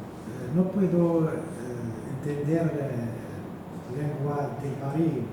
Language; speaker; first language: Spanish; non-native, learner; Arabic